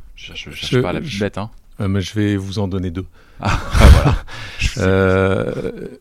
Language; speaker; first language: French; native; French